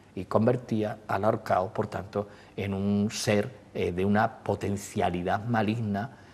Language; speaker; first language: Spanish; native; Spanish